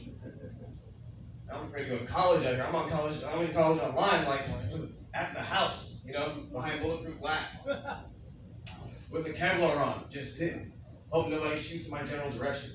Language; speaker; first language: English; native; English